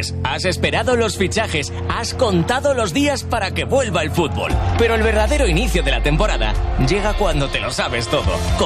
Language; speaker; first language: Spanish; non-native, fluent; English